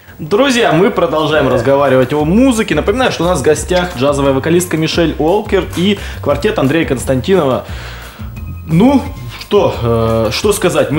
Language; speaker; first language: Russian; native; Russian